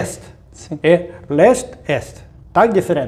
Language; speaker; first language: Portuguese; non-native, learner; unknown